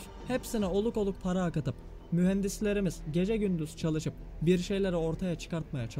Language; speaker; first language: Turkish; native; Turkish